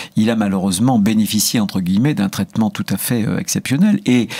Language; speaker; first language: French; native; French